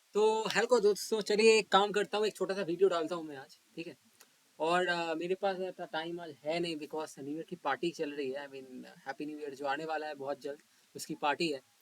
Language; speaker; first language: Hindi; non-native, local second language; Bangla